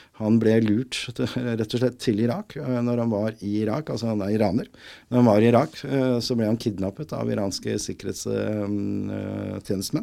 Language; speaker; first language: Norwegian; native; Norwegian